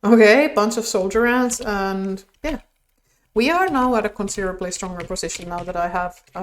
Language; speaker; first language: English; non-native, fluent; Finnish